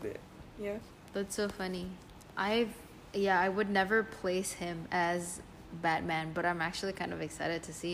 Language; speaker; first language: English; non-native, fluent; Indonesian